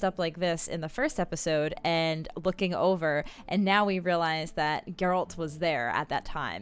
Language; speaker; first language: English; native; English